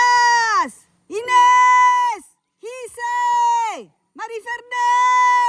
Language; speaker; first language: Spanish; native; Spanish